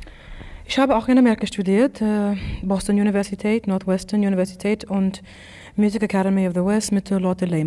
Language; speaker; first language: German; non-native, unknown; English